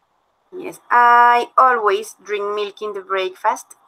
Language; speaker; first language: English; non-native, learner; Spanish